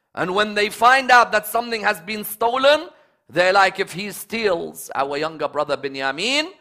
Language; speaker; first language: English; native; English